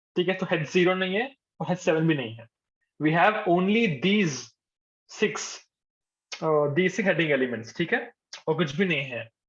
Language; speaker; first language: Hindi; non-native, local second language; Telugu